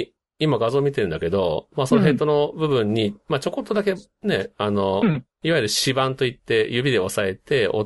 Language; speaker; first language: Japanese; native; Japanese